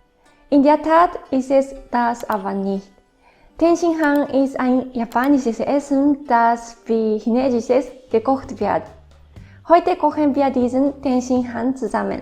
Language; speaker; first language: German; non-native, fluent; Japanese